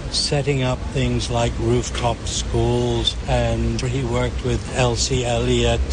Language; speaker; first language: English; early bilingual, other home language; Swedish